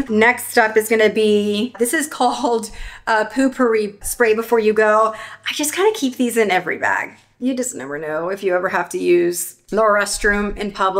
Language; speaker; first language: English; native; English